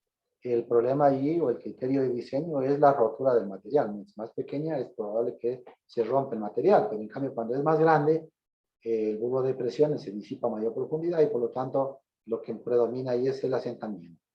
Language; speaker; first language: Spanish; native; Spanish